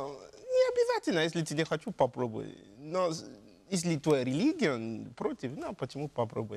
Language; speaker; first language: Russian; non-native, learner; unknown